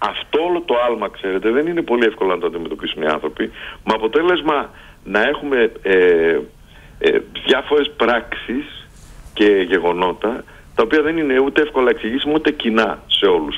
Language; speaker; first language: Greek; native; Greek